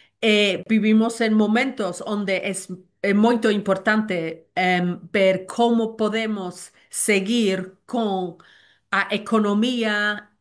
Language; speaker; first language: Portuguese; non-native, learner; Welsh